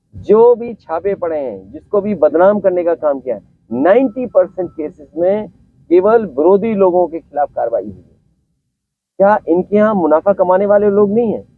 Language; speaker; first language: Hindi; native; Hindi